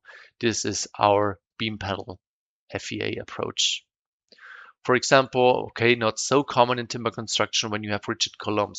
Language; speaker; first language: English; non-native, fluent; German